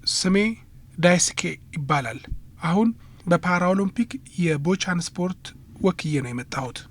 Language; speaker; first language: Amharic; non-native, fluent; Japanese